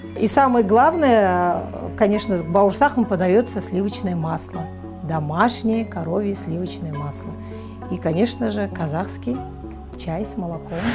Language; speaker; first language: Russian; native; Russian